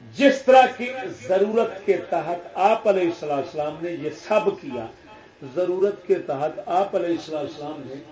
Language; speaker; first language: Urdu; non-native, local second language; Punjabi